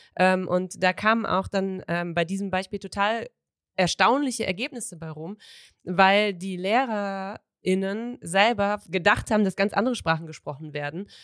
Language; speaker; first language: German; native; German